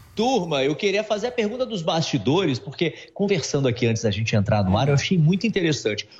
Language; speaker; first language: Portuguese; native; Portuguese